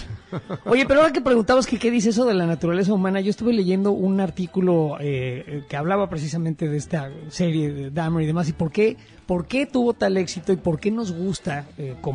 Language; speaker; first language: Spanish; native; Spanish